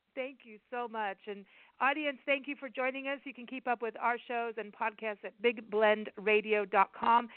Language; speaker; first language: English; native; English